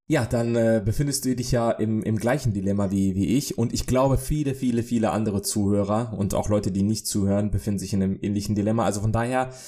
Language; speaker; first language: German; early bilingual, other home language; Polish